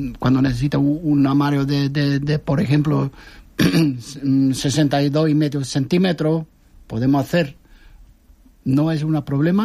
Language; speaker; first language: Spanish; non-native, fluent; Dutch